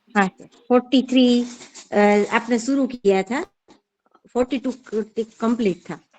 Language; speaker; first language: Hindi; non-native, local second language; Gujarati